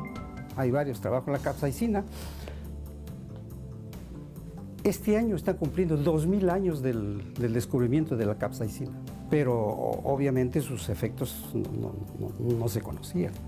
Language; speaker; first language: Spanish; native; Spanish